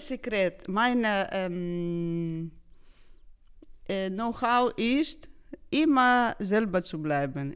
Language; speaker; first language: German; non-native, learner; Georgian